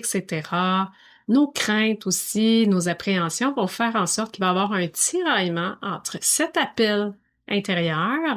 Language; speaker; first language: French; native; French